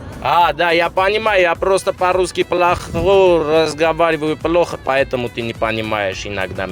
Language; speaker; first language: Russian; non-native, learner; Armenian